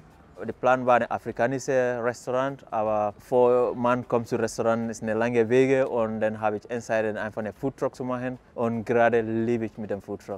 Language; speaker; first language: German; non-native, fluent; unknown